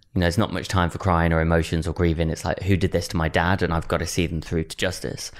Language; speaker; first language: English; native; English